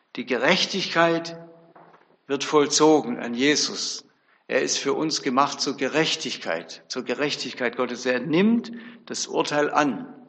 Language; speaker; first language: German; native; German